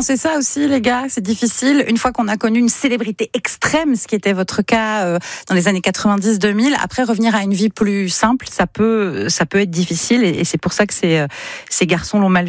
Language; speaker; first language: French; native; French